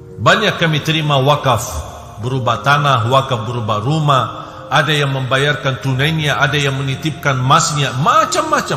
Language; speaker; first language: Indonesian; non-native, fluent; Arabic